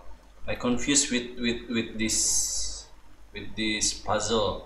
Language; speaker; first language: English; non-native, learner; Indonesian